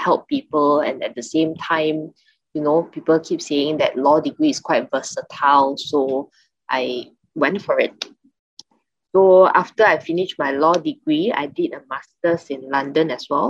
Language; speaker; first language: English; non-native, local second language; Chinese